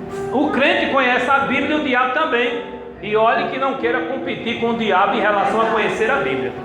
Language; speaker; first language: Portuguese; native; Portuguese